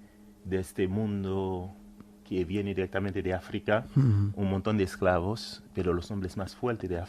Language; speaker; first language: Spanish; non-native, fluent; Haitian Creole